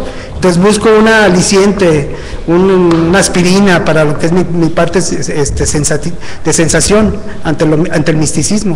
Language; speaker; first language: Spanish; native; Spanish